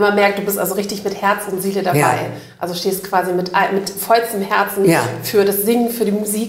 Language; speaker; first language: German; native; German